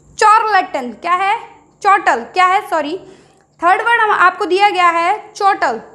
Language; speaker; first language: Hindi; native; Hindi